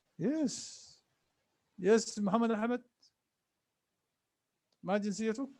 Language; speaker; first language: Arabic; non-native, fluent; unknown